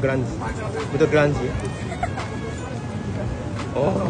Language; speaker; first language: Portuguese; non-native, learner; Korean